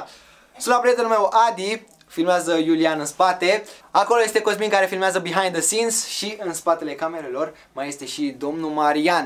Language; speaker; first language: Romanian; native; Romanian